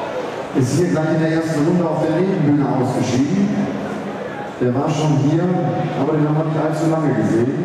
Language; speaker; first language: German; native; German